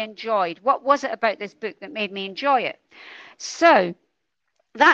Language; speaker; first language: English; native; English